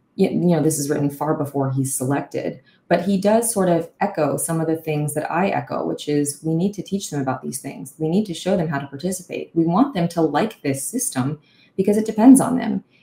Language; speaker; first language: English; native; English